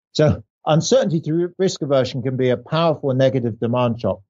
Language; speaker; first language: English; native; English